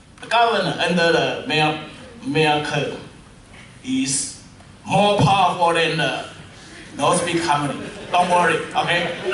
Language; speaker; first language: English; non-native, fluent; Chinese